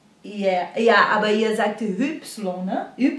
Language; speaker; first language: German; non-native, fluent; Portuguese